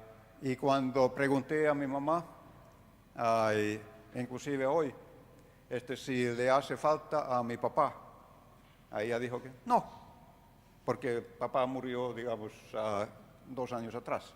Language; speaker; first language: Spanish; non-native, fluent; Finnish